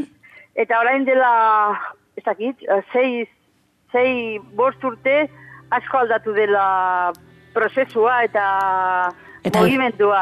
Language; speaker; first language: Basque; non-native, fluent; Catalan